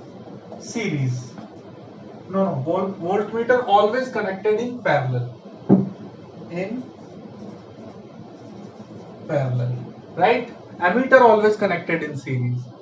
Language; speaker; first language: English; non-native, local second language; Hindi